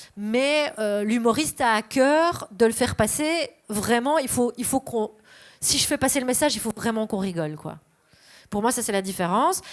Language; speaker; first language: French; native; French